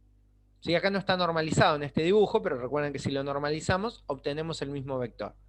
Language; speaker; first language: Spanish; native; Spanish